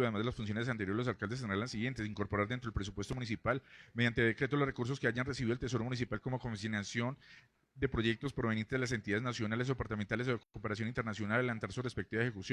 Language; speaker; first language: Spanish; native; Spanish